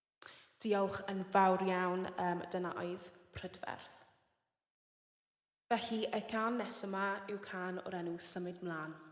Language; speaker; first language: Welsh; non-native, local second language; English